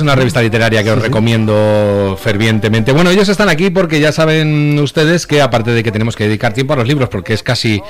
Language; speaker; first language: Spanish; native; Spanish